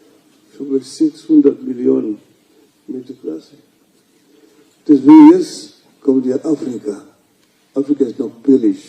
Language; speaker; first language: German; non-native, fluent; Luo (Kenya and Tanzania)